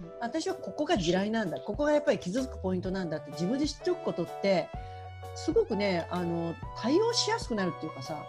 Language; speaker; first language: Japanese; native; Japanese